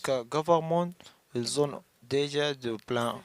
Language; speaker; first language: French; non-native, learner; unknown